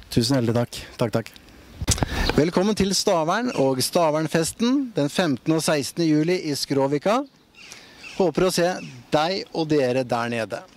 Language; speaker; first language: Norwegian; native; Norwegian